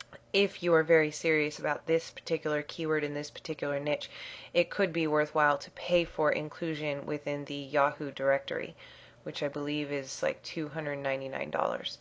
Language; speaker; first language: English; native; English